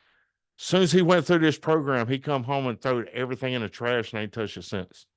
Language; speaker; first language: English; native; English